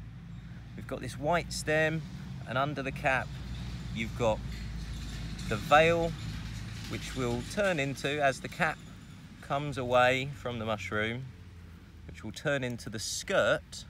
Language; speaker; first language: English; native; English